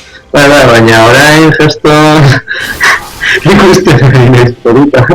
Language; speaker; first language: Basque; non-native, local second language; Spanish